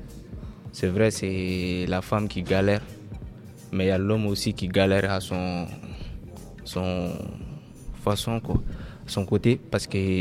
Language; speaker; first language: French; non-native, local second language; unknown